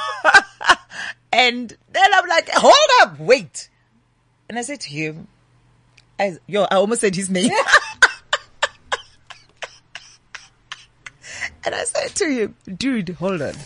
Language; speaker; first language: English; non-native, local second language; Northern Sotho